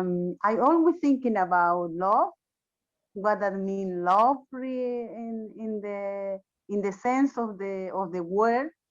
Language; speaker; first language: English; non-native, learner; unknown